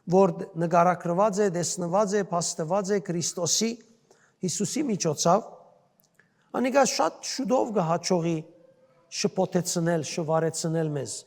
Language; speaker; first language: Armenian; native; Armenian